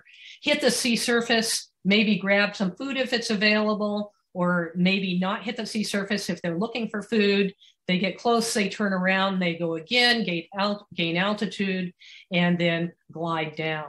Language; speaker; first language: English; native; English